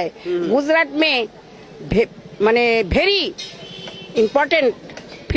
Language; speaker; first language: Hindi; non-native, learner; Bangla